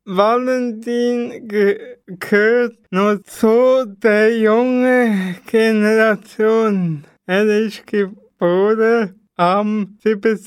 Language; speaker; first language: German; non-native, learner; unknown